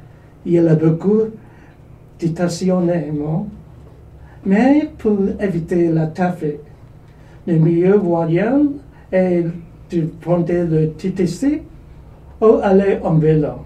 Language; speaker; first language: French; non-native, learner; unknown